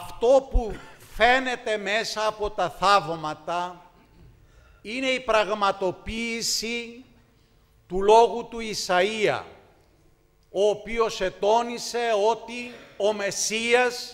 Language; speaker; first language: Greek; native; Greek